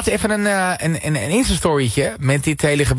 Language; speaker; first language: Dutch; native; Dutch